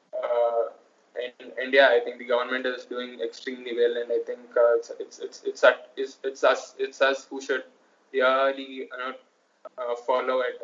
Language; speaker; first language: English; non-native, local second language; Telugu